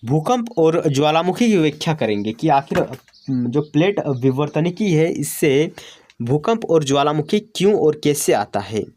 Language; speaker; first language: Hindi; native; Hindi